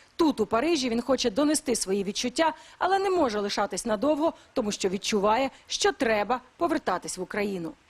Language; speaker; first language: Ukrainian; native; Ukrainian